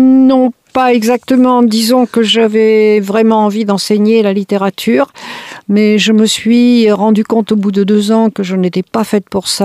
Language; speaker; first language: French; native; French